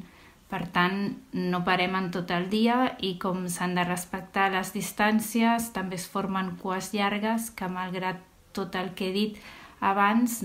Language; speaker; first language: Catalan; native; Catalan